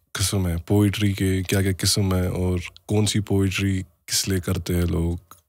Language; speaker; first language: Hindi; non-native, local second language; Kashmiri